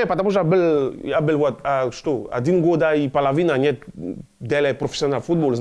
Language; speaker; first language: Russian; non-native, learner; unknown